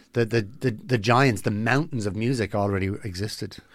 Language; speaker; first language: English; native; English